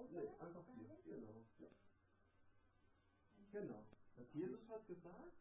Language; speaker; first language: German; non-native, learner; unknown